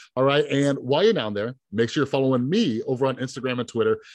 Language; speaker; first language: English; native; English